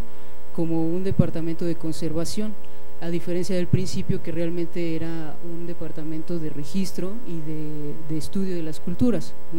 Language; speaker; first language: Spanish; native; Spanish